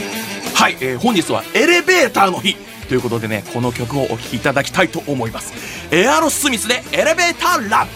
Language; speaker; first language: Japanese; native; Japanese